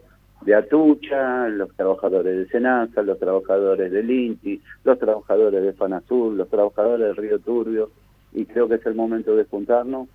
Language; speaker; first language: Spanish; native; Spanish